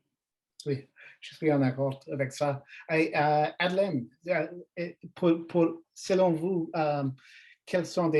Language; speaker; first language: French; non-native, learner; English